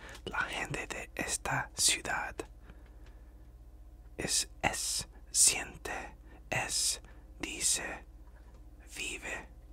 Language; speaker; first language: Spanish; non-native, learner; English